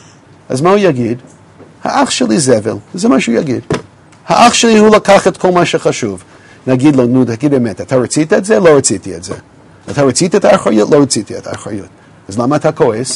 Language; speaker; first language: Hebrew; non-native, fluent; English